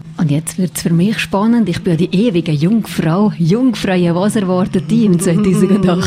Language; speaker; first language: German; native; German